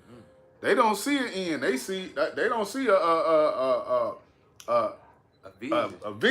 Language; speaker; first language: English; native; English